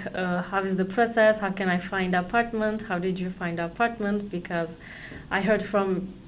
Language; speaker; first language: English; non-native, fluent; Turkish